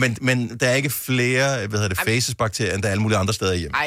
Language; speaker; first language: Danish; native; Danish